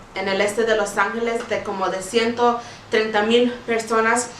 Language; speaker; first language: Spanish; early bilingual, heritage; Spanish